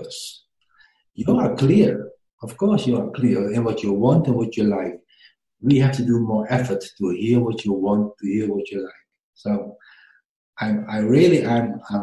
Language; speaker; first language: English; non-native, fluent; Dutch